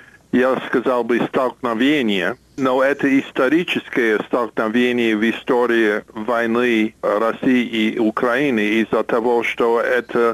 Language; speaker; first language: Russian; non-native, fluent; English